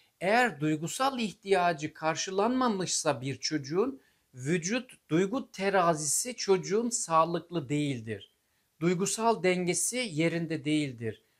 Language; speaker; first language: Turkish; native; Turkish